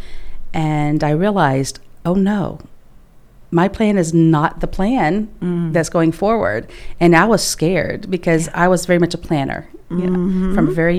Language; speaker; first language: English; native; English